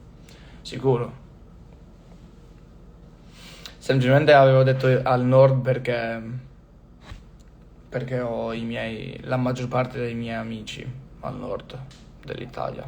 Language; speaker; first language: Italian; non-native, fluent; English